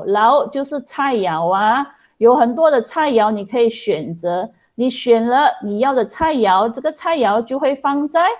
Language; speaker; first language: Chinese; non-native, local second language; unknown